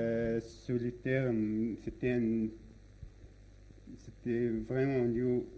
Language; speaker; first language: French; non-native, learner; Arabic